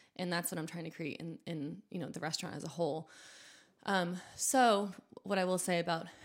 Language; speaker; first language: English; native; English